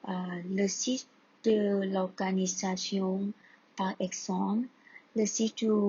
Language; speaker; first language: French; non-native, learner; Thai